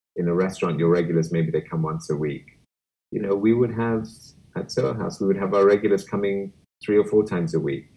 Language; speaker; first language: English; native; English